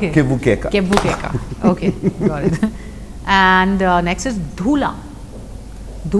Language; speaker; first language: Telugu; non-native, learner; Hindi